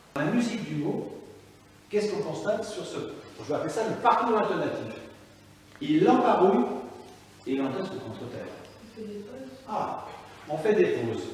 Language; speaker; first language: French; native; French